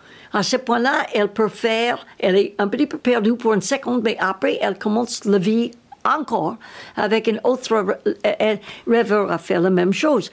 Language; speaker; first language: French; non-native, learner; English